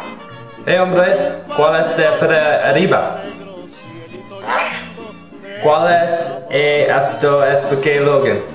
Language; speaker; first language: Spanish; non-native, learner; English